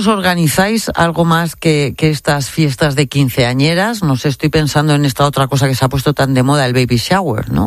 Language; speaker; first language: Spanish; native; Spanish